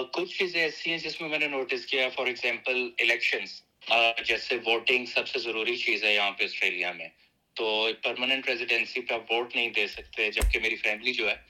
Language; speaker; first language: Urdu; native; Urdu